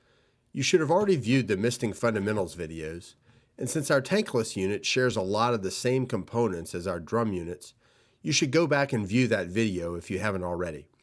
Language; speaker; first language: English; native; English